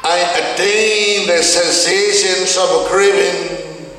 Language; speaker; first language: English; non-native, learner; Burmese